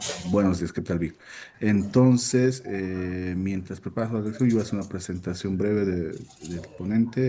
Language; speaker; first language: Spanish; native; Spanish